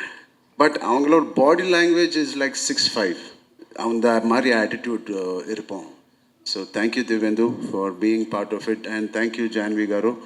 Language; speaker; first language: Tamil; non-native, local second language; Telugu